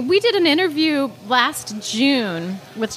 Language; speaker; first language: English; native; English